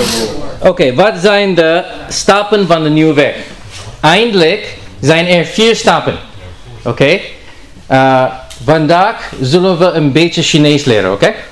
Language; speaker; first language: Dutch; non-native, learner; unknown